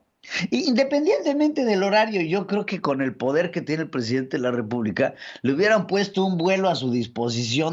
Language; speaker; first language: Spanish; native; Spanish